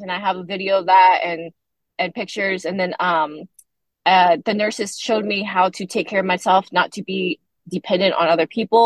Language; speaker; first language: English; native; English